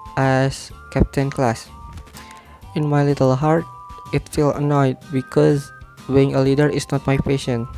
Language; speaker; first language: English; non-native, learner; Indonesian